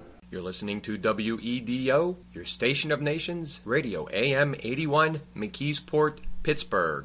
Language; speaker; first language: English; early bilingual, other home language; Ukrainian